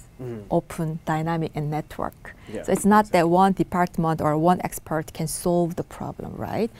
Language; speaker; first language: English; non-native, fluent; Korean